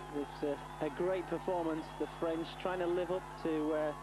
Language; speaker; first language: English; native; English